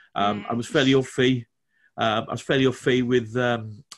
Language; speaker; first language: English; native; English